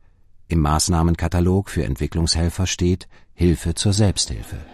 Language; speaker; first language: German; native; German